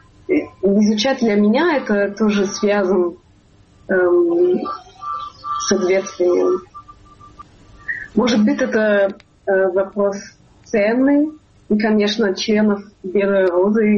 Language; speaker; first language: Russian; non-native, fluent; German